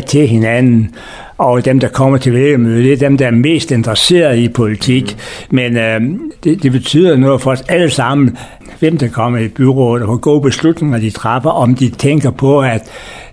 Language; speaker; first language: Danish; native; Danish